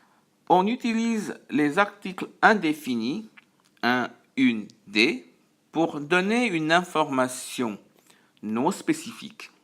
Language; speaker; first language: French; non-native, fluent; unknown